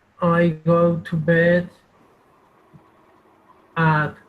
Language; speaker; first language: English; non-native, learner; Spanish